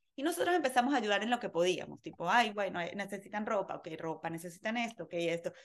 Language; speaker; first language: Spanish; native; Spanish